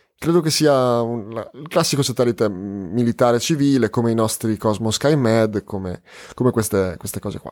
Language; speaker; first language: Italian; native; Italian